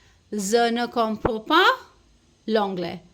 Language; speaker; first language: French; non-native, fluent; Hindi